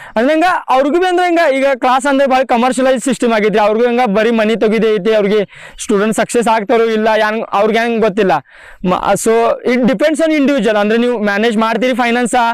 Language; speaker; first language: Kannada; non-native, local second language; Marathi